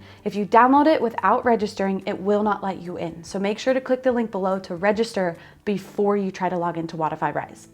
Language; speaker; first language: English; native; English